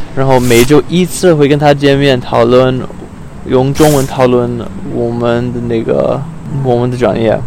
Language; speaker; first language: Chinese; non-native, fluent; English